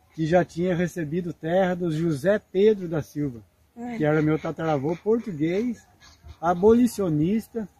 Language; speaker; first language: Portuguese; native; Portuguese